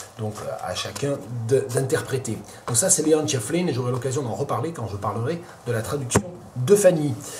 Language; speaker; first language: French; native; French